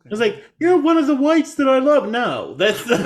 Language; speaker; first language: English; native; English